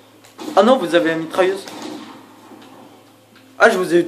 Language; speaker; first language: French; native; French